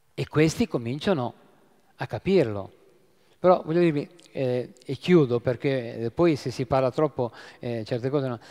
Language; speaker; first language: Italian; native; Italian